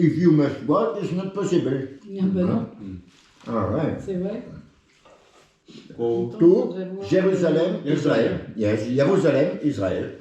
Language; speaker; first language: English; non-native, learner; French